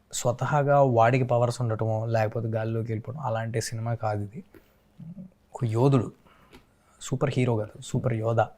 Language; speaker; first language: Telugu; native; Telugu